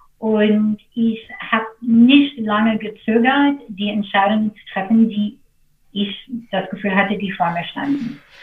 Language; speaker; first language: German; non-native, fluent; English